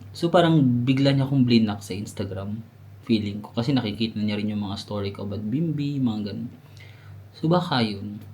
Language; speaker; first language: Filipino; native; Filipino